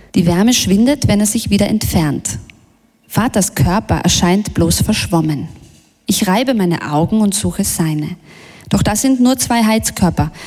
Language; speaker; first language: German; early bilingual, other home language; Bosnian